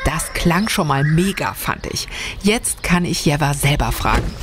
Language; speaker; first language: German; native; German